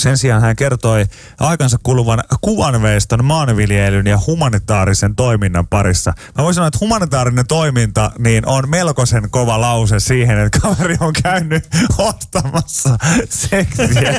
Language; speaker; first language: Finnish; native; Finnish